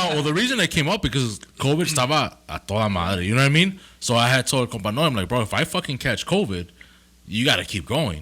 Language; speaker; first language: English; early bilingual, other home language; Spanish